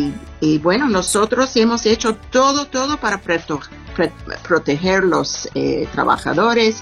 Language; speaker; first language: Spanish; non-native, fluent; English